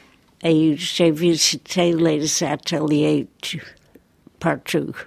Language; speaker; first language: French; non-native, fluent; English